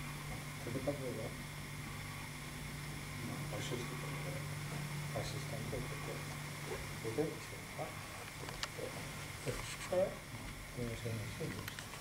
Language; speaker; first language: Japanese; native; Japanese